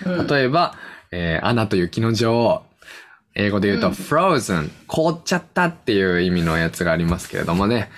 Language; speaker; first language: Japanese; native; Japanese